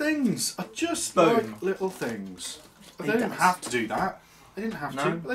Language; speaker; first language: English; native; English